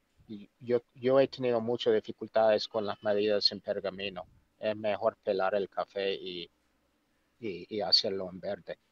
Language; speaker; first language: Spanish; non-native, fluent; English